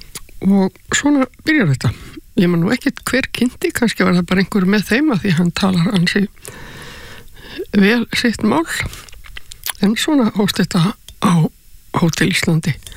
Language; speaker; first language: Icelandic; native; Icelandic